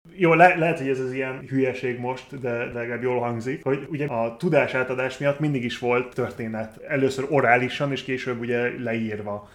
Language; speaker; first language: Hungarian; native; Hungarian